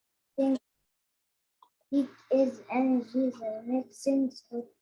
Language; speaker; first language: English; non-native, learner; Arabic